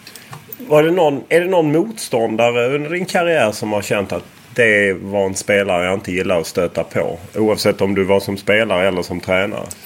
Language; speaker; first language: Swedish; native; Swedish